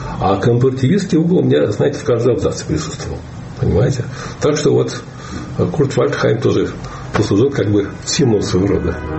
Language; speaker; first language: Russian; native; Russian